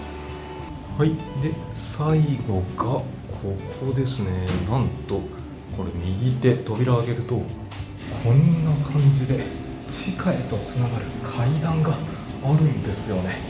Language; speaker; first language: Japanese; native; Japanese